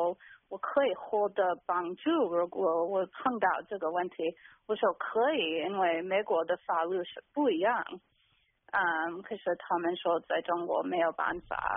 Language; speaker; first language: Chinese; early bilingual, heritage; Chinese